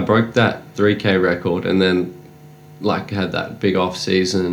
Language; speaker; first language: English; native; English